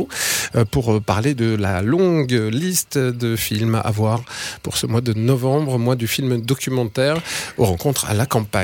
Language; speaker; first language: French; native; French